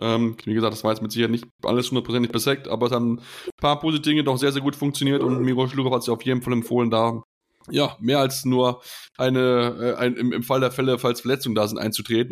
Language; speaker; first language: German; native; German